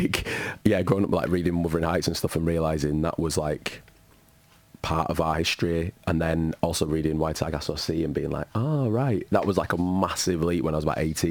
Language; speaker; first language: English; native; English